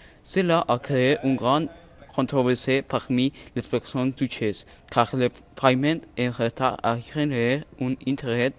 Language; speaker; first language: French; non-native, learner; Spanish